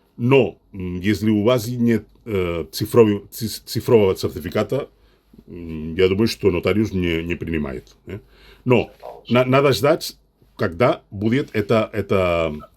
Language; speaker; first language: Russian; non-native, fluent; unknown